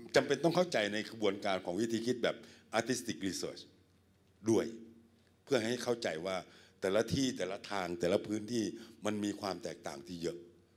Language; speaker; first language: Thai; native; Thai